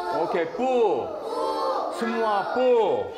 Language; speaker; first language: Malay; non-native, learner; Korean